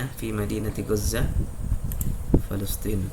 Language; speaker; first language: Arabic; non-native, fluent; Indonesian